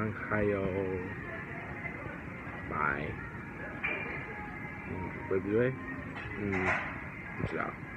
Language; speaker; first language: Chinese; non-native, learner; English